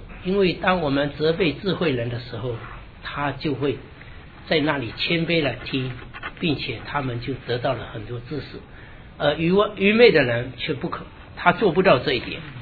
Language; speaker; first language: Chinese; native; Chinese